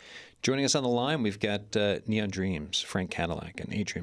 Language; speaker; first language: English; native; English